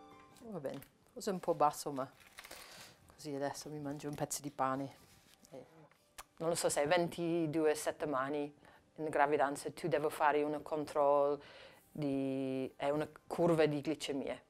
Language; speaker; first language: Italian; non-native, learner; English